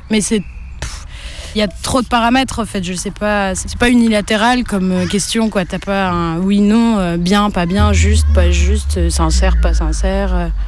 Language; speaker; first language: French; native; French